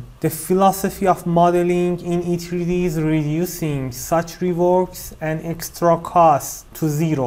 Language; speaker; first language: English; non-native, fluent; Persian